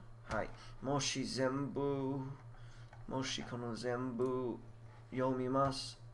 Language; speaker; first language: Japanese; non-native, learner; English